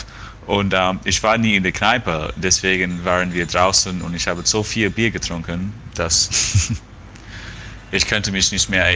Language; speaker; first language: German; non-native, fluent; English